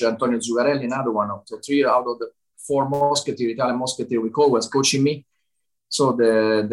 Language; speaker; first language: English; non-native, fluent; Italian